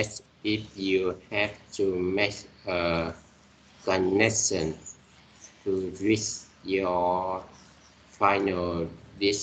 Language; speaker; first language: English; non-native, learner; Vietnamese